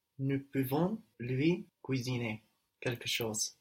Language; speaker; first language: French; non-native, learner; English